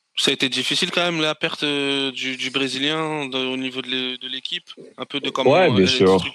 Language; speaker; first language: French; native; French